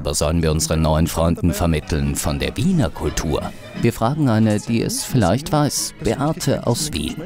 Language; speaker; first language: German; native; German